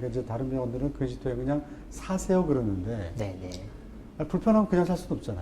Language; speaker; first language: Korean; native; Korean